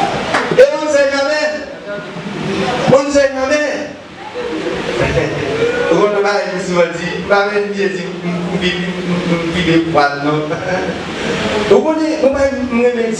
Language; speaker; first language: French; non-native, learner; Haitian Creole